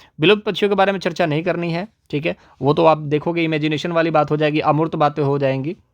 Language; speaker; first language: Hindi; native; Hindi